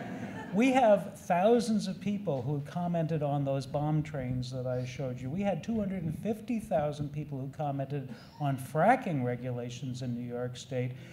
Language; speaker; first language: English; native; English